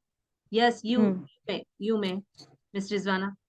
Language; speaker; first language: English; non-native, fluent; Urdu